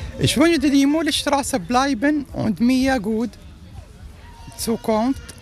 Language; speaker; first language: German; non-native, learner; Arabic